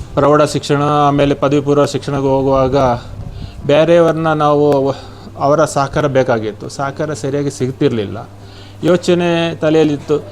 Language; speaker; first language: Kannada; non-native, local second language; Kodava